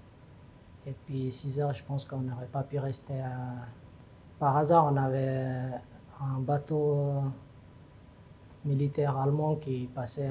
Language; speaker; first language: French; non-native, fluent; Tigrinya